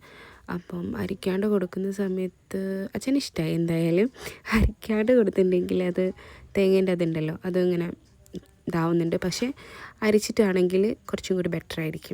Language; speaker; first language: Malayalam; native; Malayalam